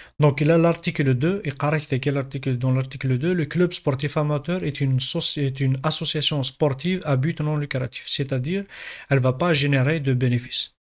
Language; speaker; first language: French; non-native, local second language; Kabyle